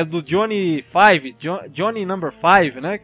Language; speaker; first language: Portuguese; native; Portuguese